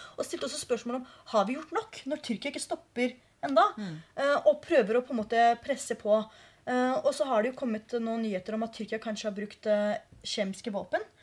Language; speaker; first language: Norwegian; early bilingual, other home language; Kurdish